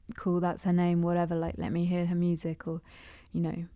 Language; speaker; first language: English; native; English